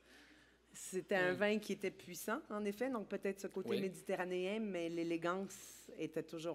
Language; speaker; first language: French; native; French